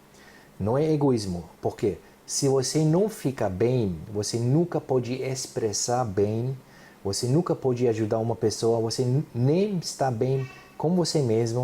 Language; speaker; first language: Portuguese; non-native, fluent; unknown